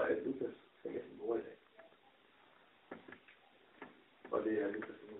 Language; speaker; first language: Danish; native; Danish